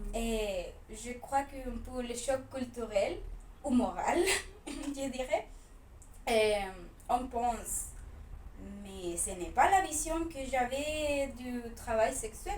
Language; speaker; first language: French; non-native, fluent; Spanish